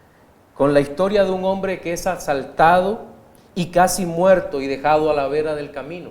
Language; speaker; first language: Spanish; native; Spanish